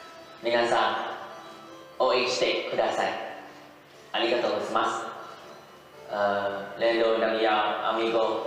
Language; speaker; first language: Japanese; non-native, learner; Thai